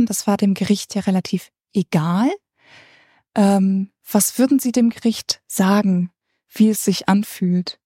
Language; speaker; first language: German; native; German